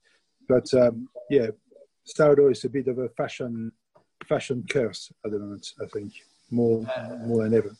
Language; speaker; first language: English; non-native, fluent; French